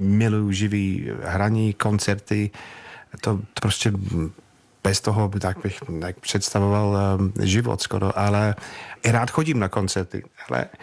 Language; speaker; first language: Czech; non-native, fluent; English